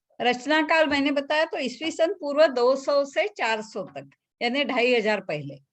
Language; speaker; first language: Hindi; non-native, local second language; Marathi